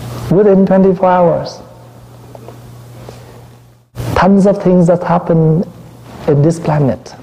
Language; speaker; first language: English; non-native, learner; Vietnamese